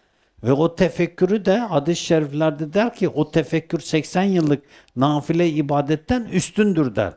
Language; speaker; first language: Turkish; native; Turkish